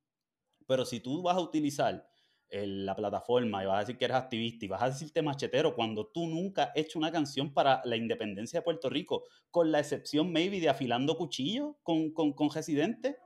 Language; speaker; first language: Spanish; native; Spanish